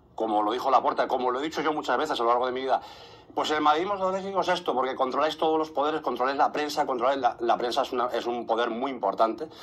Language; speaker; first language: Spanish; native; Spanish